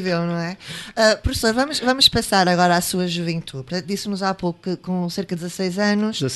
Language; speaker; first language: Portuguese; native; Portuguese